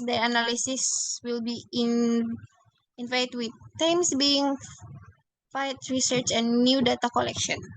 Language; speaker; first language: English; non-native, learner; Indonesian